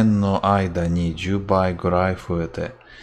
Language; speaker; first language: Japanese; non-native, learner; English